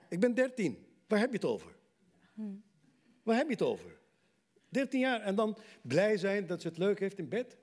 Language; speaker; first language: Dutch; non-native, fluent; Arabic